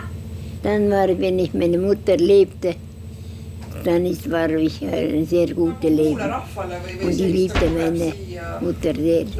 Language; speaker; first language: German; non-native, learner; Estonian